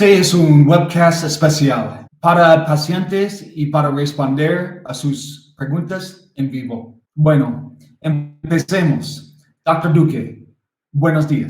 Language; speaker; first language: Spanish; non-native, learner; English